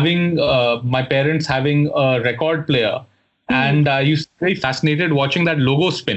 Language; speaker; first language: English; non-native, local second language; Hindi